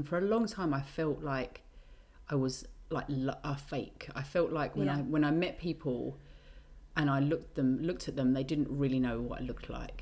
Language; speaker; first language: English; native; English